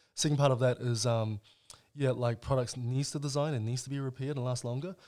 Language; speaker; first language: English; native; English